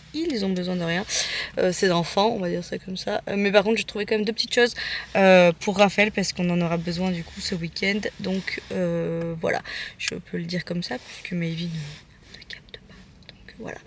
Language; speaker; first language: French; native; French